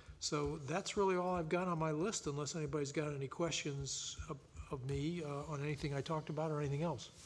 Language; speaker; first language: English; native; English